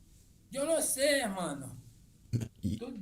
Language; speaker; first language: Spanish; non-native, learner; Portuguese